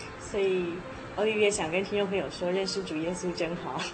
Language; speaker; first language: Chinese; native; Chinese